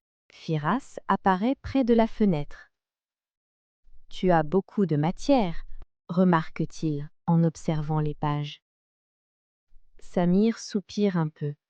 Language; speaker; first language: French; non-native, local second language; Arabic